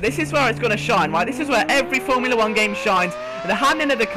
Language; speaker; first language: English; native; English